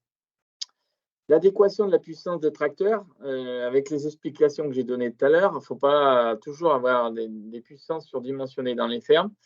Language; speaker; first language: French; native; French